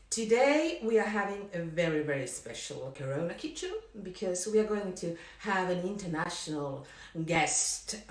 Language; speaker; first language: English; non-native, fluent; Finnish